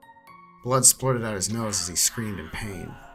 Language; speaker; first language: English; native; English